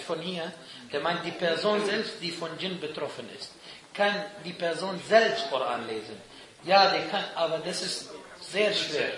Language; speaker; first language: German; non-native, fluent; Arabic